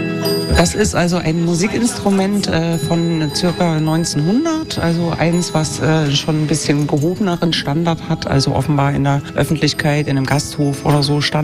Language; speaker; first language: German; native; German